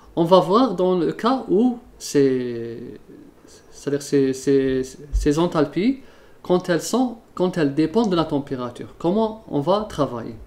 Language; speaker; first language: French; non-native, local second language; Arabic